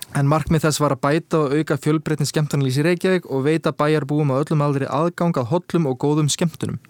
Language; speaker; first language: Icelandic; early bilingual, heritage; Icelandic